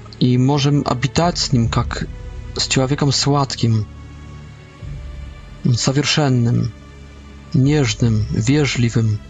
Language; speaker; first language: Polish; non-native, learner; Russian